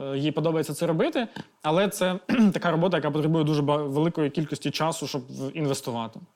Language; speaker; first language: Ukrainian; non-native, local second language; Russian